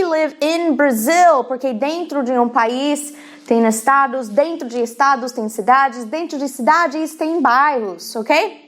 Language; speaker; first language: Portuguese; non-native, fluent; English